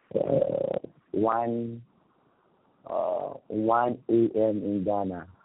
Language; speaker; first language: English; non-native, local second language; Akan